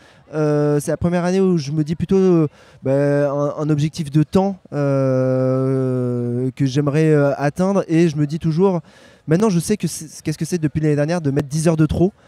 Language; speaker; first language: French; native; French